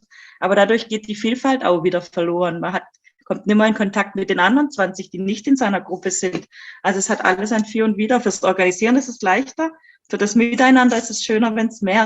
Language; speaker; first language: German; native; German